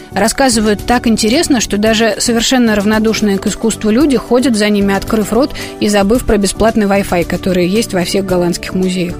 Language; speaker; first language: Russian; native; Russian